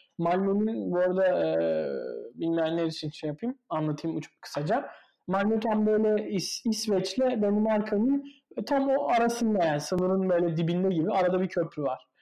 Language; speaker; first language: Turkish; native; Turkish